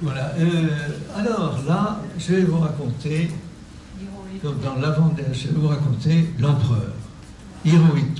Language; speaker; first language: French; native; French